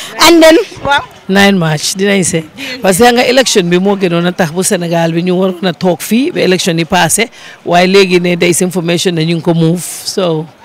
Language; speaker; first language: Wolof; native; Wolof